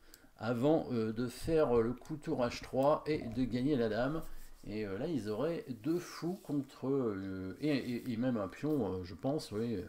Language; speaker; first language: French; native; French